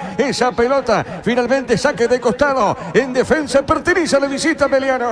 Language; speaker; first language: Spanish; native; Spanish